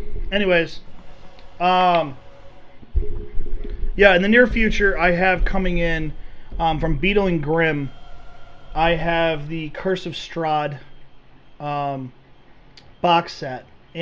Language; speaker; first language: English; native; English